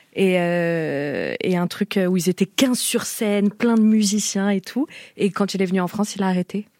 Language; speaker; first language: French; early bilingual, other home language; Portuguese